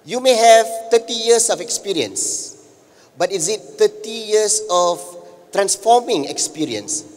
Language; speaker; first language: English; non-native, local second language; Malay